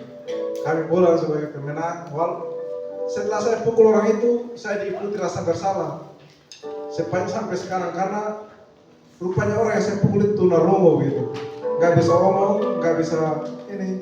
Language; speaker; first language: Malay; non-native, local second language; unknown